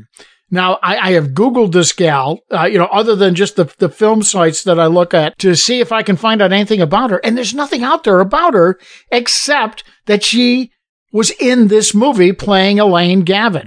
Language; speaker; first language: English; native; English